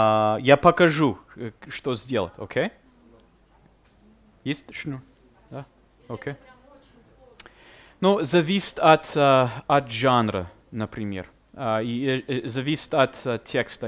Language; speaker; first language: Russian; non-native, fluent; English